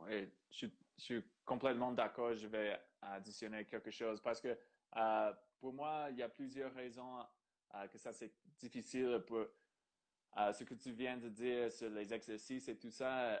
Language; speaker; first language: French; non-native, fluent; English